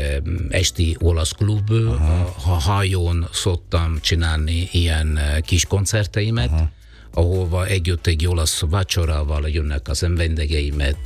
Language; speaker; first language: Hungarian; non-native, learner; Italian